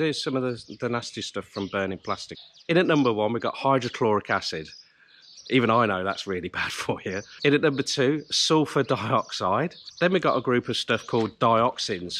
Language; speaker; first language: English; native; English